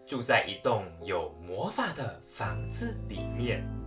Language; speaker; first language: Chinese; native; Chinese